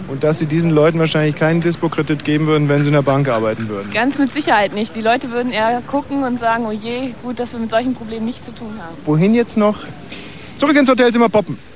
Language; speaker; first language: German; native; German